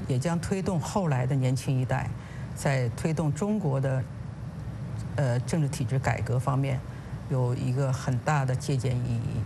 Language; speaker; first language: Chinese; native; Chinese